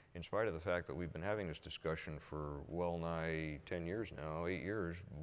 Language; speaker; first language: English; native; English